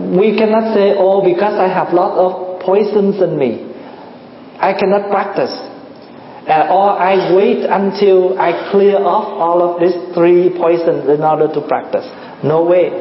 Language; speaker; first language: English; non-native, fluent; Vietnamese